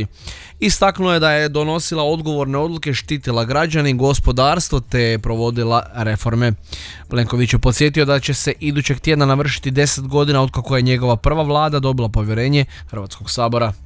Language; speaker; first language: Croatian; native; Croatian